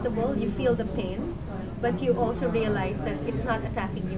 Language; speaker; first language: English; non-native, local second language; Filipino